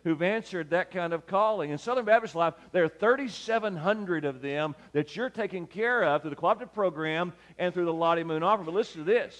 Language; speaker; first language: English; native; English